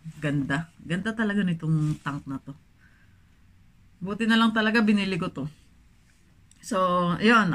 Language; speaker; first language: Filipino; native; Filipino